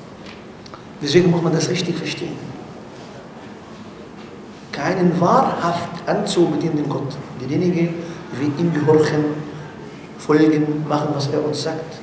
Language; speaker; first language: German; non-native, learner; Arabic